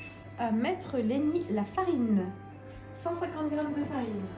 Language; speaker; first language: French; native; French